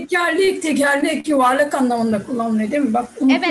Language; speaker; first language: Turkish; native; Turkish